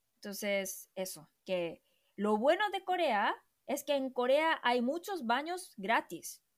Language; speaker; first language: Spanish; non-native, fluent; Korean